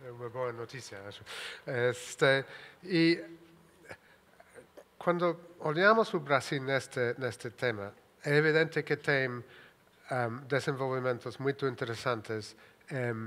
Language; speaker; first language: Portuguese; non-native, fluent; Spanish